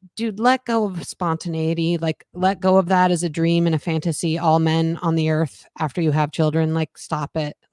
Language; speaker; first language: English; native; English